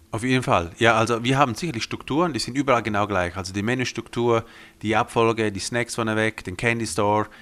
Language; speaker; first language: German; non-native, fluent; Romansh